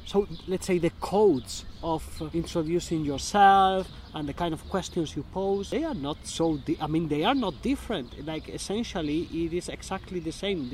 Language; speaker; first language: English; non-native, fluent; Spanish